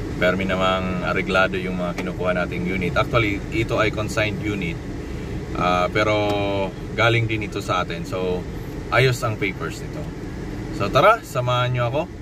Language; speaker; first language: Filipino; non-native, local second language; Bikol